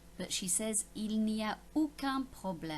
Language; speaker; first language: French; non-native, fluent; English